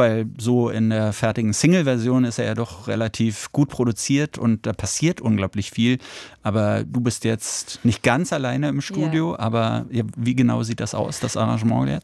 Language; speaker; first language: German; native; German